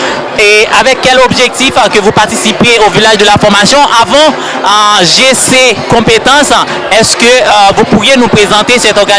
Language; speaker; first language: French; native; French